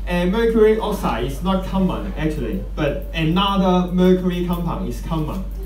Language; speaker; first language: English; non-native, local second language; Cantonese